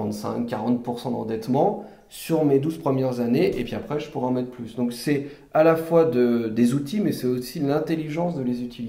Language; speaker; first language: French; native; French